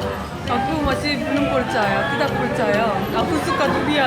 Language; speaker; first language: Indonesian; non-native, fluent; Korean